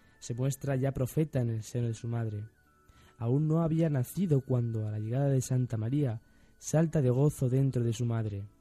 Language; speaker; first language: Spanish; native; Spanish